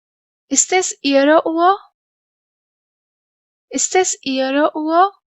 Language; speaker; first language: German; non-native, fluent; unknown